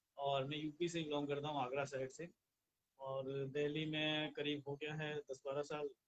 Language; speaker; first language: Hindi; native; Hindi